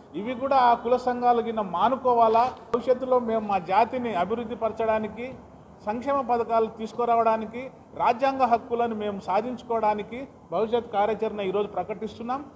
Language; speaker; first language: Telugu; non-native, local second language; Lambadi